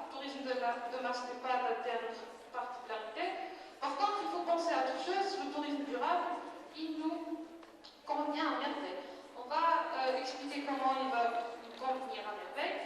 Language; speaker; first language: French; non-native, local second language; Arabic